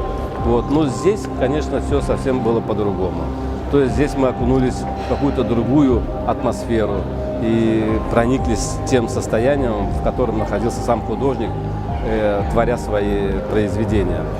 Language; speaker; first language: Russian; native; Russian